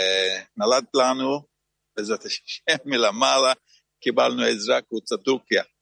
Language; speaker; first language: Hebrew; non-native, fluent; Turkish